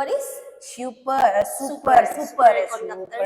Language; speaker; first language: English; non-native, learner; Indonesian